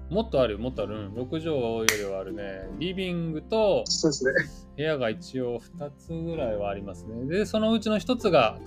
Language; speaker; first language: Japanese; native; Japanese